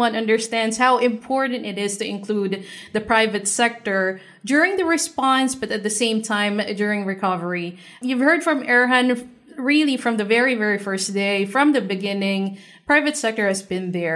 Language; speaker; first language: English; non-native, local second language; Filipino